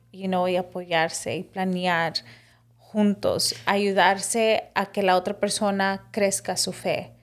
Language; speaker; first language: Spanish; early bilingual, heritage; Spanish